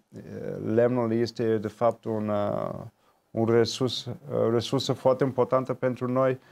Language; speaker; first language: Romanian; non-native, fluent; English